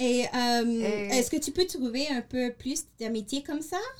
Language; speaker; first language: French; non-native, learner; English